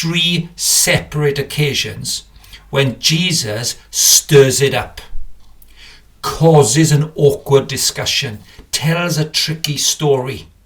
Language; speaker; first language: English; native; English